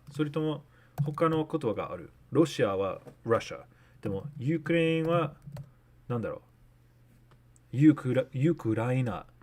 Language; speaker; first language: Japanese; non-native, learner; English